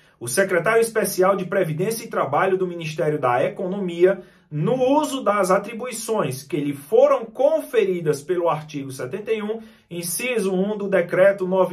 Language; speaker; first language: Portuguese; native; Portuguese